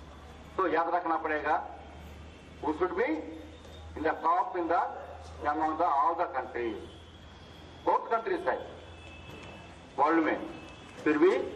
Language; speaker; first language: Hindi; non-native, local second language; Kannada